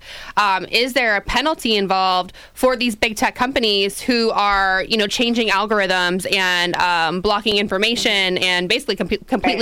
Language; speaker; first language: English; native; English